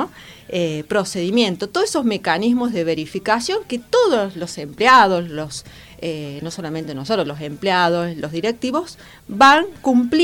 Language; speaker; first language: Spanish; native; Spanish